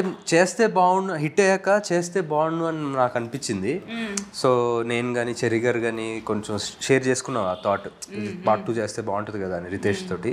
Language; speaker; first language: Telugu; native; Telugu